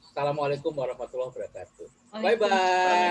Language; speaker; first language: Indonesian; native; Indonesian